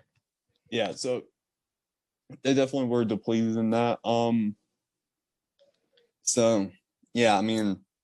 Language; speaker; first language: English; native; English